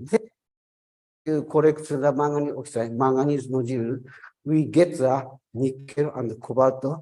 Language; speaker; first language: English; non-native, learner; Japanese